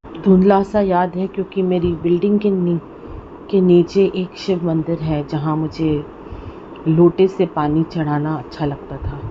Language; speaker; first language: Hindi; non-native, local second language; Punjabi